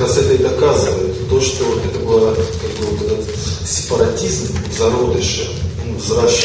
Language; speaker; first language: Russian; native; Russian